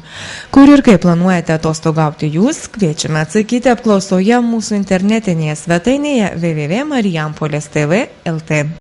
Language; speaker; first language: Lithuanian; native; Lithuanian